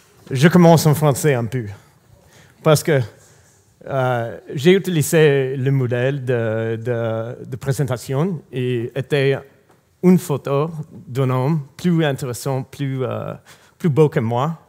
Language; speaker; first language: French; non-native, learner; English